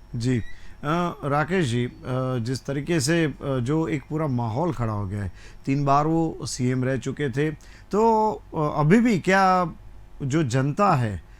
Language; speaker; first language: Hindi; non-native, local second language; Gujarati